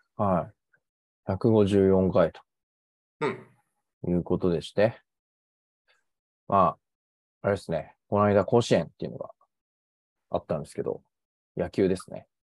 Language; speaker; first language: Japanese; native; Japanese